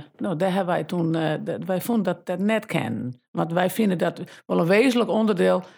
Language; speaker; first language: Dutch; non-native, local second language; Western Frisian